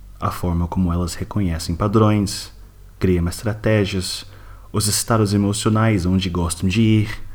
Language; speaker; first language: Portuguese; non-native, fluent; English